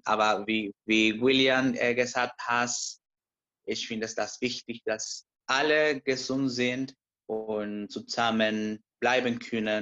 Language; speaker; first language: German; non-native, learner; Spanish